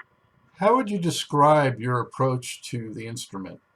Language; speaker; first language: English; native; English